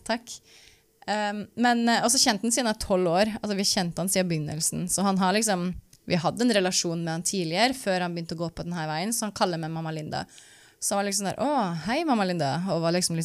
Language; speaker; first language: Norwegian; native; Norwegian